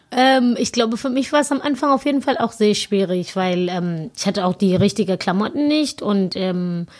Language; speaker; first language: German; non-native, fluent; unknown